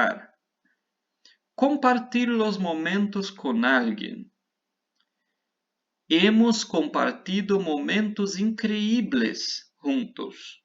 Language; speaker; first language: Spanish; non-native, fluent; Portuguese